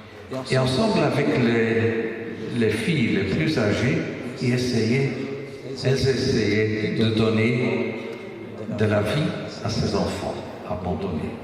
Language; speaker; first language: French; non-native, local second language; Dutch